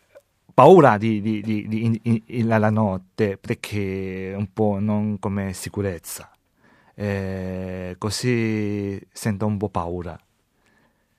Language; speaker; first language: Italian; non-native, learner; Chinese